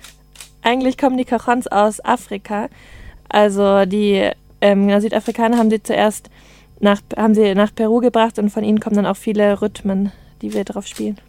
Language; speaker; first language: German; native; German